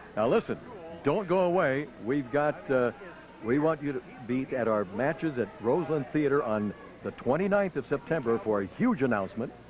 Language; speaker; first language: English; native; English